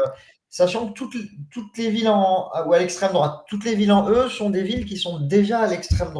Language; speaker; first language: French; native; French